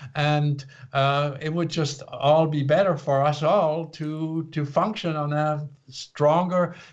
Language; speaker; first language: English; non-native, fluent; Swiss German